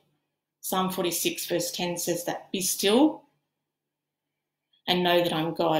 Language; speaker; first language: English; native; English